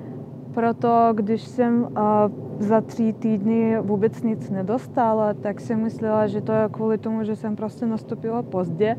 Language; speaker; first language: Czech; non-native, fluent; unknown